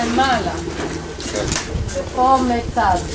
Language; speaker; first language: Hebrew; non-native, fluent; Polish